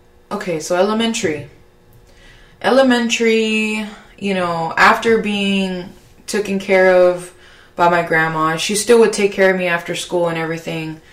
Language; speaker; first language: English; early bilingual, other home language; Spanish